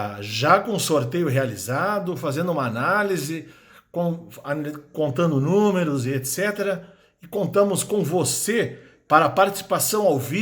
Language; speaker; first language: Portuguese; native; Portuguese